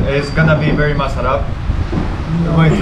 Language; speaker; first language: English; non-native, fluent; Spanish